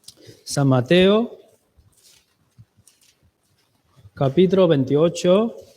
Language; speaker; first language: Spanish; non-native, learner; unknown